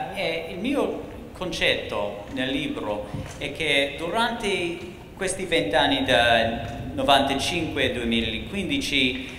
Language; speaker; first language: Italian; non-native, learner; English